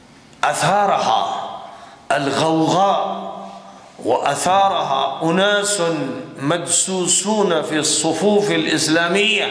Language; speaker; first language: Arabic; non-native, fluent; Urdu